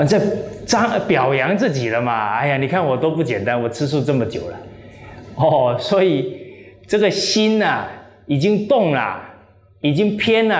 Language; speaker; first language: Chinese; native; Chinese